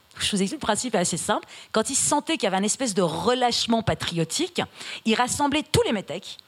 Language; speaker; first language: French; early bilingual, other home language; Persian